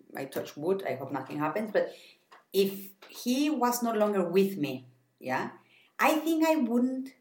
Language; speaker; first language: English; non-native, fluent; Spanish